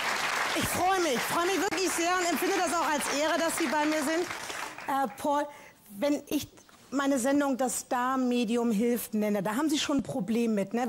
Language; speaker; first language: German; native; German